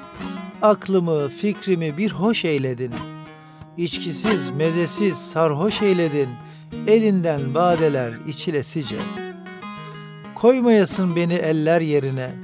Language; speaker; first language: Turkish; native; Turkish